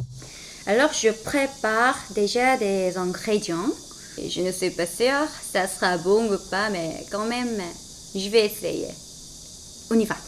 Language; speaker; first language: French; non-native, fluent; Korean